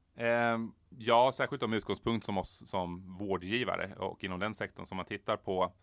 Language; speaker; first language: Swedish; native; Swedish